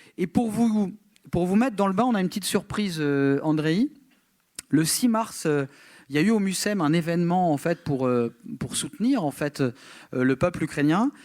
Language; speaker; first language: French; native; French